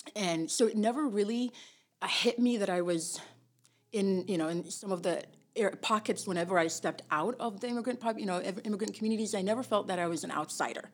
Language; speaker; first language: English; early bilingual, other home language; Somali